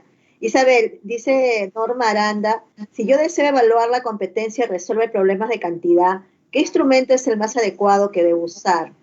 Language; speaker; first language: Spanish; native; Spanish